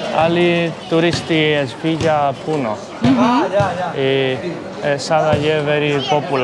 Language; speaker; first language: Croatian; non-native, learner; Spanish